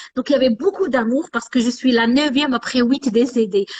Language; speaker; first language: French; non-native, local second language; Arabic